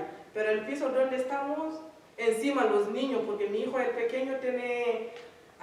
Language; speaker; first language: Spanish; non-native, learner; Fula